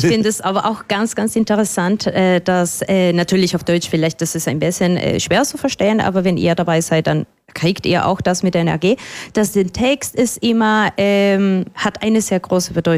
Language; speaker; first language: German; non-native, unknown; Spanish